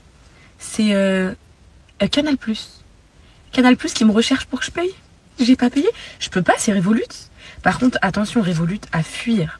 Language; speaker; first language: French; native; French